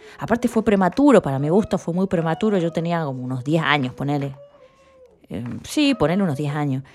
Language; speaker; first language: Spanish; native; Spanish